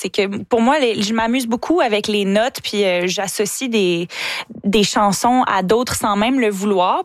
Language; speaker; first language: French; native; French